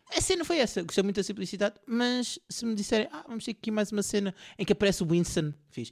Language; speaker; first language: Portuguese; native; Portuguese